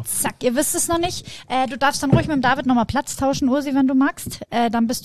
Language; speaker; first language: German; native; German